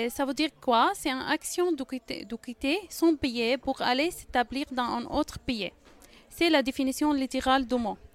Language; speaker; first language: French; non-native, fluent; Arabic